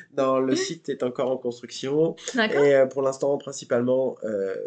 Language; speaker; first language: French; native; French